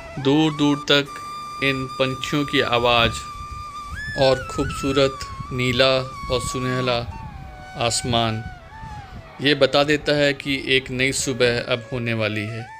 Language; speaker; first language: Hindi; native; Hindi